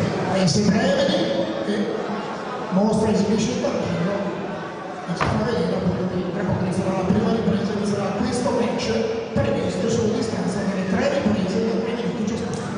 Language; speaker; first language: Italian; native; Italian